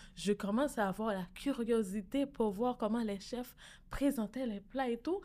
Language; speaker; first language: French; non-native, local second language; Haitian Creole